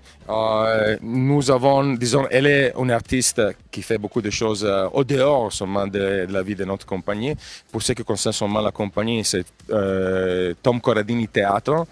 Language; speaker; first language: French; non-native, fluent; Italian